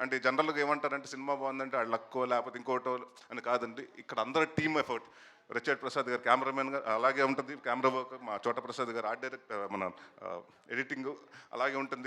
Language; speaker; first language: Telugu; native; Telugu